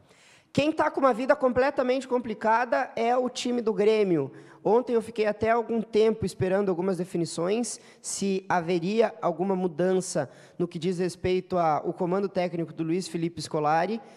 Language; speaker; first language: Portuguese; native; Portuguese